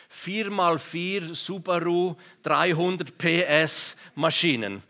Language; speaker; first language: German; non-native, local second language; Romansh